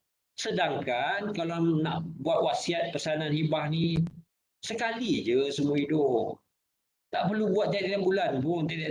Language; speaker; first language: Malay; native; Malay